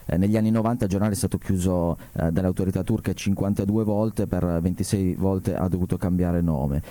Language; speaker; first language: Italian; native; Italian